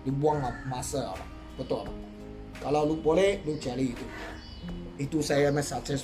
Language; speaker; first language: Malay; non-native, local second language; Chinese